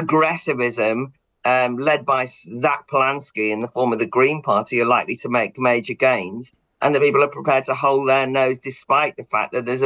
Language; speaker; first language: English; native; English